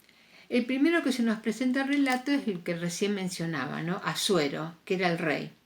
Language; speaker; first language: Spanish; native; Spanish